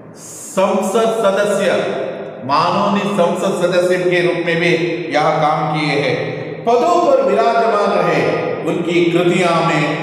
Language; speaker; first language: Hindi; non-native, local second language; Kannada